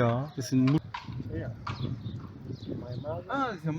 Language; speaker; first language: German; non-native, fluent; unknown